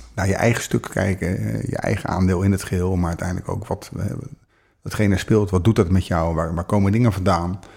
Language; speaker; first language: Dutch; native; Dutch